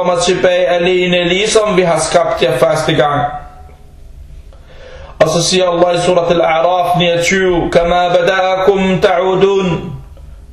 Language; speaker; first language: Danish; early bilingual, other home language; Arabic